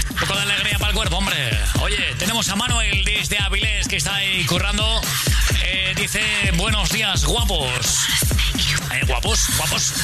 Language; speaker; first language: Spanish; native; Spanish